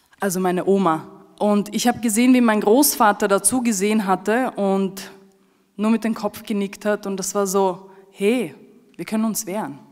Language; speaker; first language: German; early bilingual, other home language; Romany